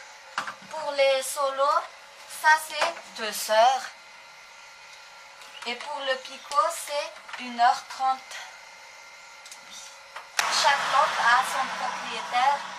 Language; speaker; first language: French; non-native, local second language; Malagasy